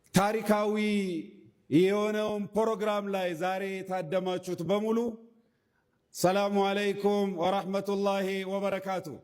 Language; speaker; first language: Amharic; non-native, local second language; Oromo